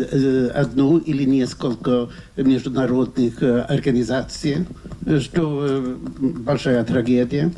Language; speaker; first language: Russian; non-native, fluent; Swedish